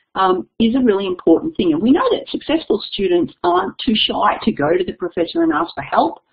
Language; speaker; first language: English; native; English